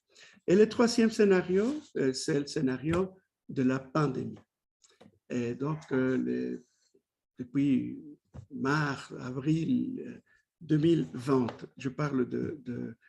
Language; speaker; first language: French; non-native, fluent; Spanish